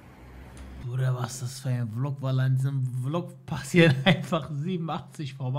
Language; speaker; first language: German; native; German